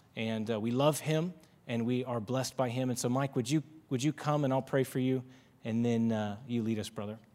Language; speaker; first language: English; native; English